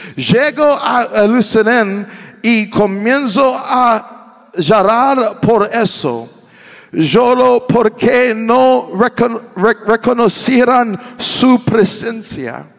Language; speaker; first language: Spanish; non-native, learner; English